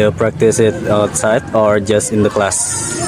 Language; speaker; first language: English; non-native, learner; Indonesian